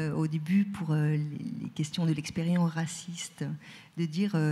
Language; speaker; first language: French; native; French